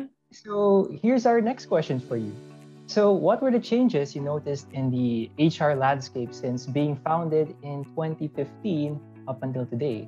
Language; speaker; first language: English; non-native, local second language; Filipino